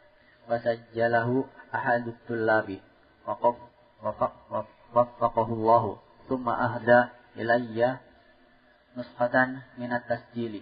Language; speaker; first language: Arabic; non-native, fluent; Indonesian